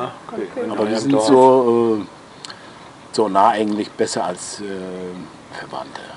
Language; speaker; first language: German; non-native, local second language; Turkish